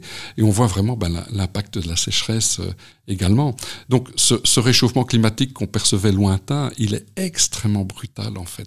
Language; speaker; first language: French; native; French